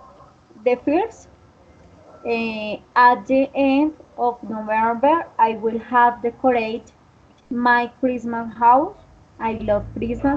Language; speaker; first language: English; non-native, learner; Spanish